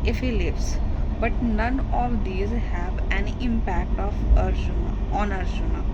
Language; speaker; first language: English; non-native, local second language; Hindi